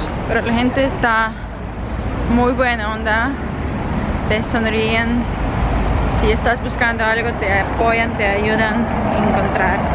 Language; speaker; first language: Spanish; non-native, fluent; Ukrainian